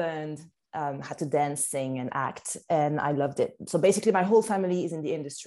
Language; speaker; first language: English; non-native, fluent; French